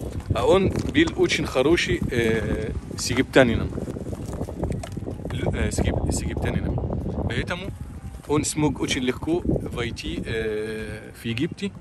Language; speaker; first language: Russian; non-native, local second language; Arabic